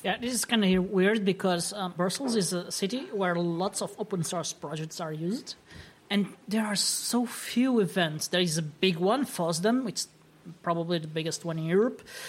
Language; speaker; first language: English; non-native, fluent; Portuguese